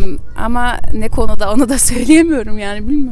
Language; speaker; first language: Turkish; early bilingual, heritage; German